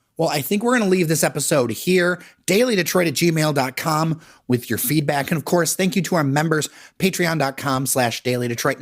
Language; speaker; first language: English; native; English